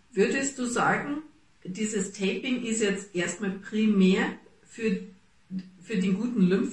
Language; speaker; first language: German; native; German